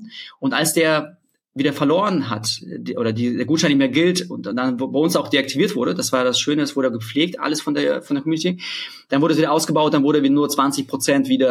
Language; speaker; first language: German; early bilingual, other home language; Russian